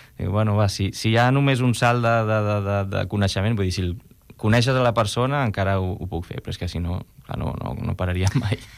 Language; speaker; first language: Catalan; non-native, local second language; Spanish